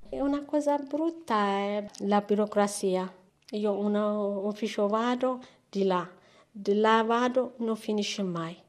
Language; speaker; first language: Italian; non-native, learner; Amharic